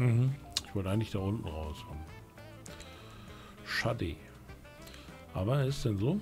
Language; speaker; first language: German; native; German